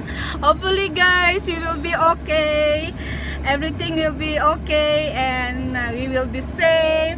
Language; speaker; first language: English; non-native, local second language; Filipino